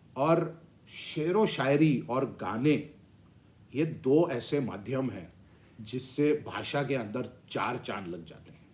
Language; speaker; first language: Hindi; non-native, local second language; Tamil